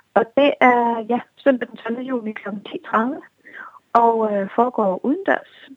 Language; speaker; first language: Danish; native; Danish